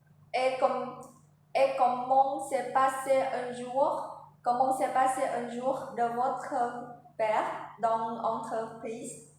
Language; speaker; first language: French; non-native, learner; Vietnamese